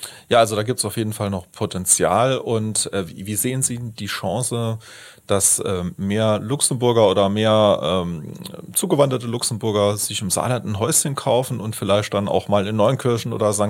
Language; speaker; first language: German; native; German